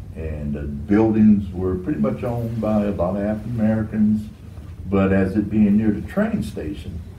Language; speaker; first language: English; native; English